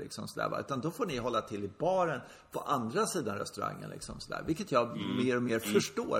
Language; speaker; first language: Swedish; native; Swedish